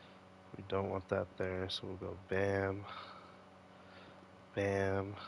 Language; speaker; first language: English; native; English